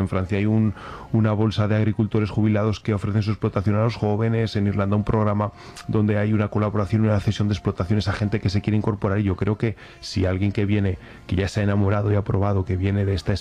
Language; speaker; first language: Spanish; native; Spanish